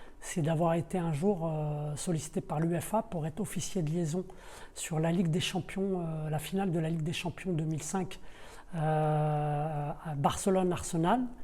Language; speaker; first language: French; early bilingual, other home language; Arabic